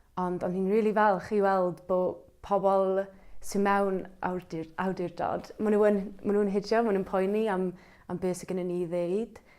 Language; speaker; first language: Welsh; native; Welsh